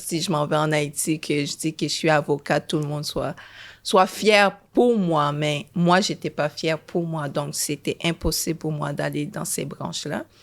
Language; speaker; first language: French; early bilingual, other home language; Haitian Creole